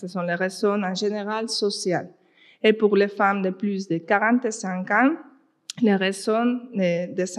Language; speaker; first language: French; non-native, fluent; Spanish